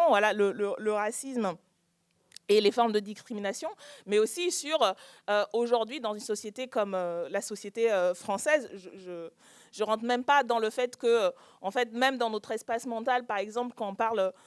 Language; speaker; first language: French; native; French